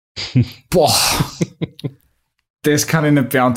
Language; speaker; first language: German; native; German